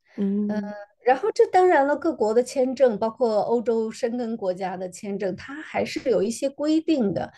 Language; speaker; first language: Chinese; native; Chinese